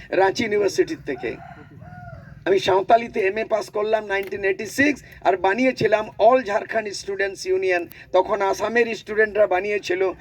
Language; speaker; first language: Bangla; non-native, local second language; Santali